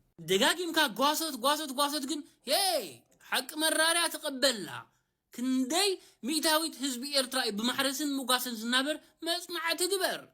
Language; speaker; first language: Tigrinya; early bilingual, heritage; Tigrinya